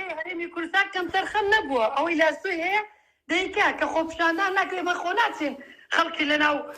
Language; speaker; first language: Central Kurdish; non-native, local second language; Turkmen